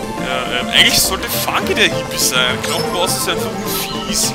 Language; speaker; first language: German; native; German